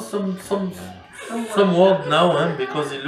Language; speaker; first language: English; non-native, learner; French